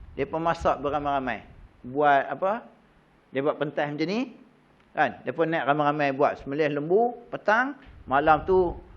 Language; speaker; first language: Malay; native; Malay